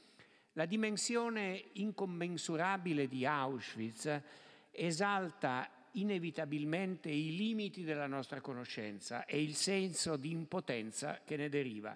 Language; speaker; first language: Italian; native; Italian